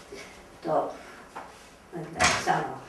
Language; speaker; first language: French; non-native, learner; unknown